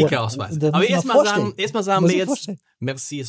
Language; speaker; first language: German; native; German